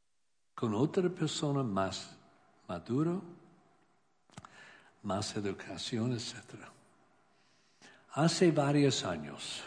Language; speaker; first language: Spanish; non-native, learner; English